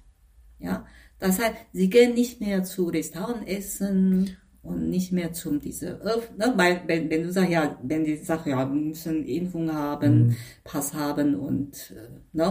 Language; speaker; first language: German; non-native, fluent; Chinese